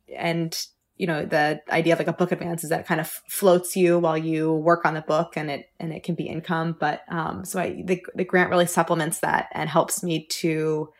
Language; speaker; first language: English; native; English